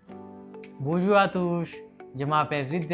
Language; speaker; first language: French; non-native, learner; Gujarati